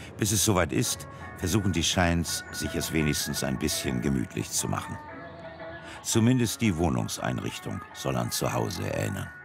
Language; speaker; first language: German; native; German